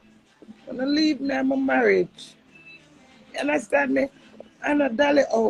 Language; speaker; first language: English; native; English